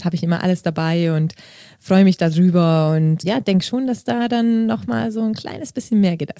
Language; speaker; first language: German; native; German